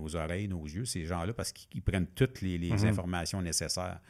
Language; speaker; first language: French; native; French